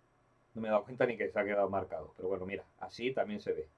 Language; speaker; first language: Spanish; native; Spanish